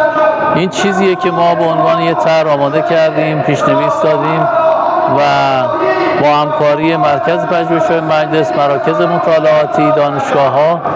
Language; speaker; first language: Persian; native; Persian